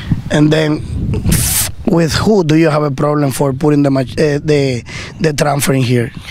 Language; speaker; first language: English; non-native, learner; Spanish